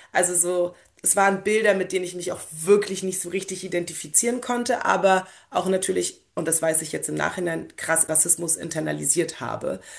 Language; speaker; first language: German; early bilingual, other home language; Polish